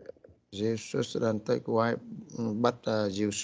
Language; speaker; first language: English; non-native, learner; Vietnamese